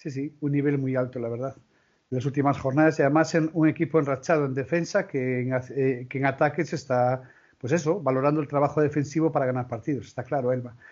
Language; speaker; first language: Spanish; non-native, local second language; Galician